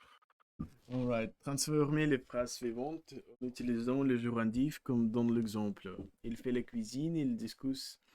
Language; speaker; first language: French; non-native, learner; Russian